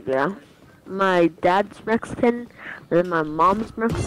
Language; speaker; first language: English; early bilingual, other home language; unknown